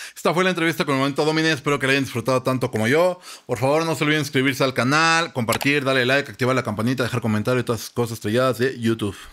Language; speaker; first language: Spanish; native; Spanish